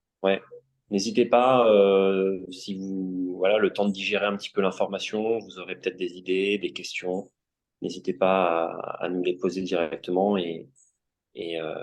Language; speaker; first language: French; native; French